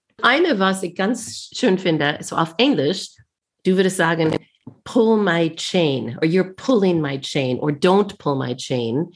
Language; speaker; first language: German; non-native, fluent; English